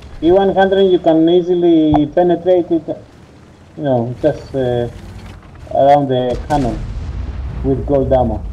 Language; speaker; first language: English; non-native, learner; Greek